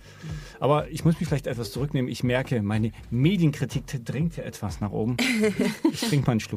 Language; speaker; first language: German; native; German